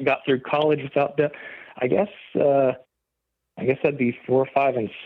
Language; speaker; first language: English; native; English